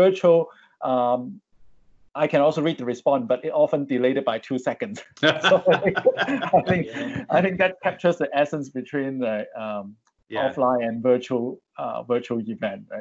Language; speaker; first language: English; non-native, local second language; Cantonese